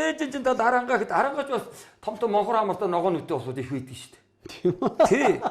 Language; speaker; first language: Mongolian; native; Mongolian